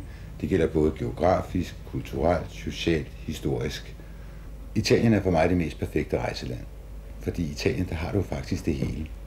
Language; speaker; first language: Danish; native; Danish